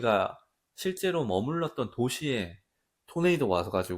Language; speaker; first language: Korean; native; Korean